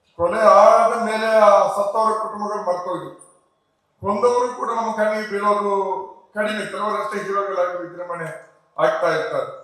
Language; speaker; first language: Kannada; non-native, local second language; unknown